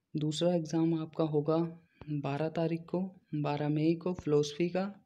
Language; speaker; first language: Hindi; native; Hindi